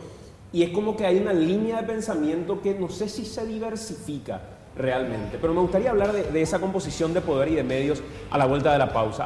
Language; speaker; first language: Spanish; native; Spanish